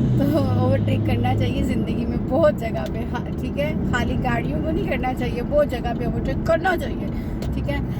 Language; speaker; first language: Hindi; native; Hindi